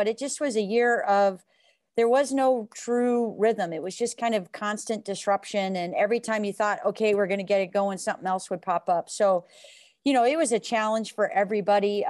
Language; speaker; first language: English; native; English